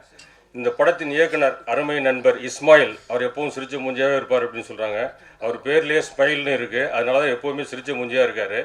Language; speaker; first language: Tamil; native; Tamil